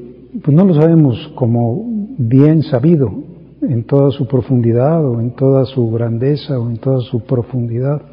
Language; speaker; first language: Spanish; native; Spanish